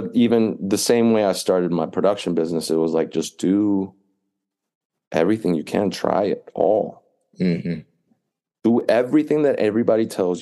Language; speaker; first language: English; native; English